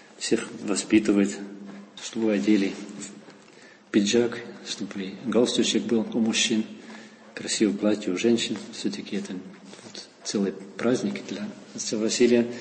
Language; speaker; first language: Russian; non-native, fluent; Dutch